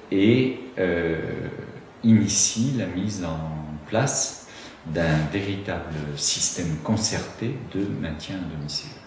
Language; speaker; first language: French; native; French